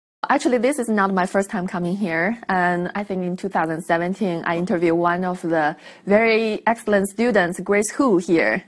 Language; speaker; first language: English; non-native, fluent; Chinese